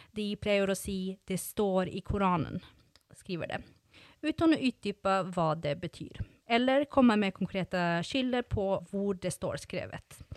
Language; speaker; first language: Norwegian; non-native, fluent; Swedish